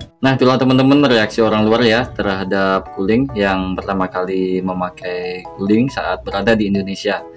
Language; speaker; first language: Indonesian; native; Indonesian